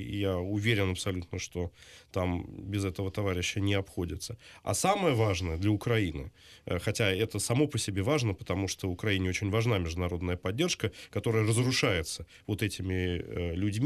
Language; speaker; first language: Russian; native; Russian